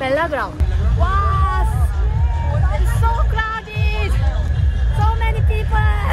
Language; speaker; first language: English; non-native, learner; Korean